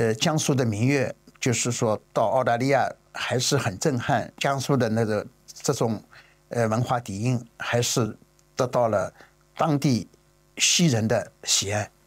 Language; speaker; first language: Chinese; native; Chinese